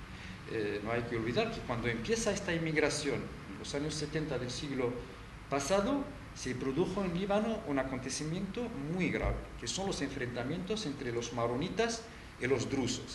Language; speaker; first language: Spanish; non-native, fluent; Arabic